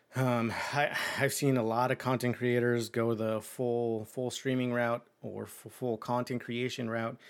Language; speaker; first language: English; early bilingual, other home language; Spanish